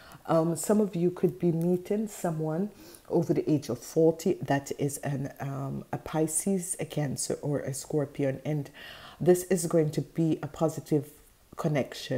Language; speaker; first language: English; non-native, fluent; Dutch